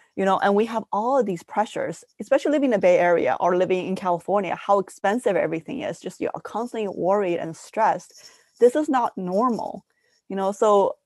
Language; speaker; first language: English; early bilingual, other home language; Chinese